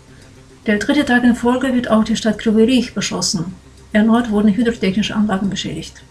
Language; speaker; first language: German; non-native, fluent; Ukrainian